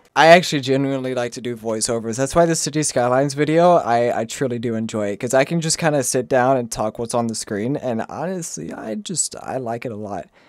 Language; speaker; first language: English; native; English